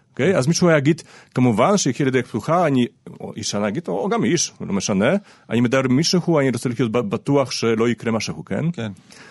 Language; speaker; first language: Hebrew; non-native, fluent; Polish